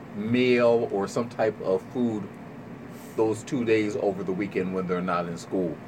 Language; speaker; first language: English; native; English